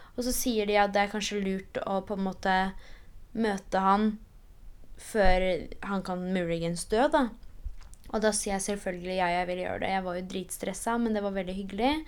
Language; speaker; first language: Norwegian; early bilingual, other home language; Polish